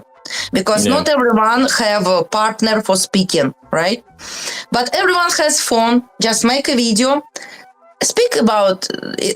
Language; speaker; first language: English; non-native, learner; Russian